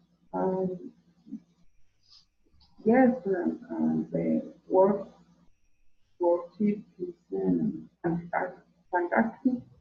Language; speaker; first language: English; non-native, learner; Spanish